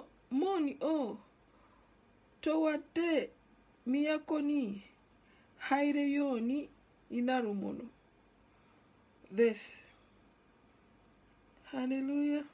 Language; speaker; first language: Japanese; non-native, learner; Ganda